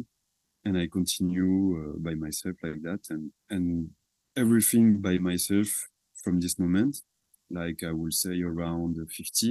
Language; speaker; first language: English; non-native, fluent; French